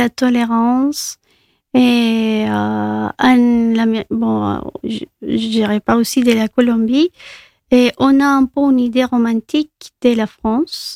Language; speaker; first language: French; non-native, fluent; Spanish